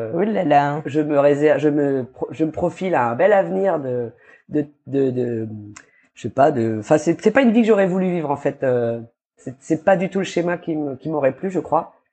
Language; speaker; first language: French; native; French